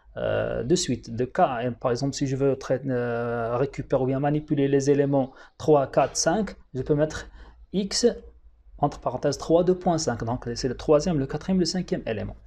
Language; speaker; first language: French; non-native, local second language; Arabic